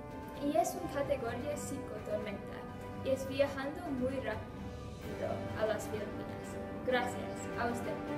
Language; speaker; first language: Spanish; non-native, learner; English